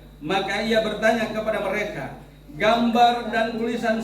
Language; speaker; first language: Indonesian; native; Indonesian